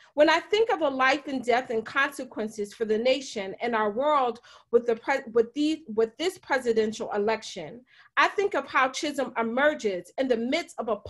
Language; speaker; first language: English; native; English